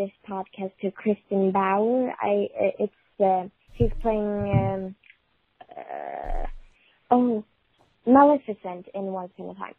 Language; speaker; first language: English; non-native, fluent; Swedish